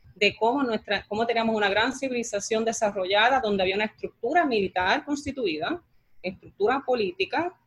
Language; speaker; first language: Spanish; native; Spanish